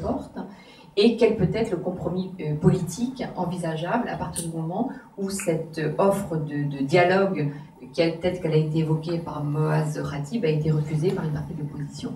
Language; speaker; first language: French; native; French